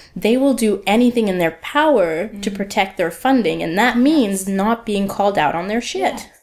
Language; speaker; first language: English; native; English